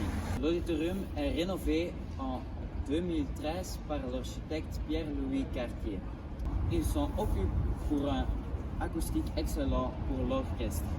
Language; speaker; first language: French; non-native, learner; Dutch